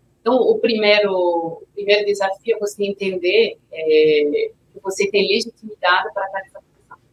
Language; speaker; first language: Portuguese; non-native, fluent; French